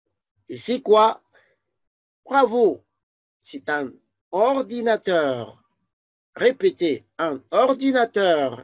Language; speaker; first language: French; non-native, fluent; Arabic